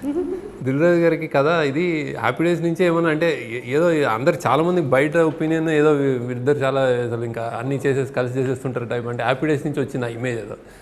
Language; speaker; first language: Telugu; native; Telugu